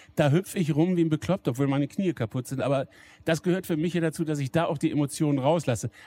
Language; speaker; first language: German; native; German